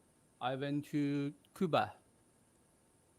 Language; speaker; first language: English; non-native, learner; Chinese